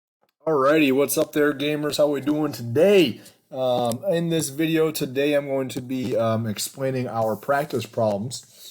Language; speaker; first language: English; native; English